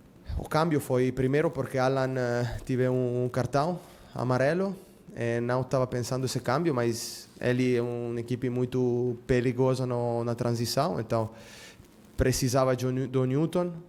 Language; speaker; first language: Portuguese; non-native, fluent; Spanish